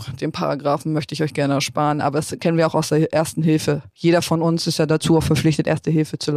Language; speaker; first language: German; native; German